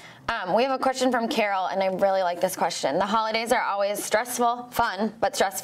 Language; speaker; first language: English; native; English